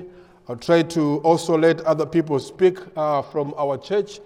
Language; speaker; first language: English; non-native, local second language; Nyanja